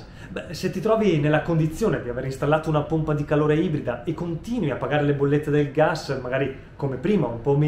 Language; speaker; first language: Italian; native; Italian